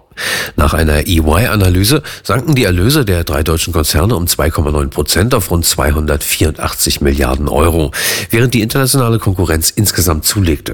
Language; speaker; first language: German; native; German